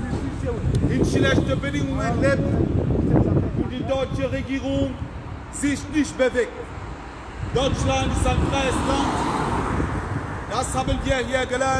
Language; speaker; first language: German; non-native, fluent; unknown